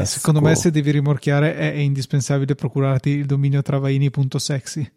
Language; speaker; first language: Italian; native; Italian